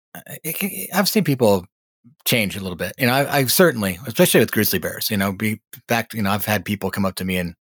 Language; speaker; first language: English; native; English